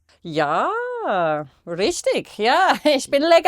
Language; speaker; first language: German; non-native, learner; English